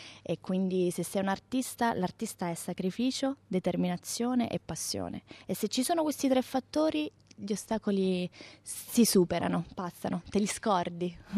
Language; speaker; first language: Italian; native; Italian